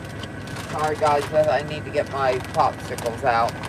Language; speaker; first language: English; native; English